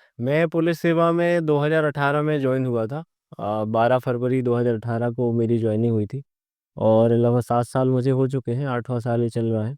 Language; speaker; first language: Hindi; native; Hindi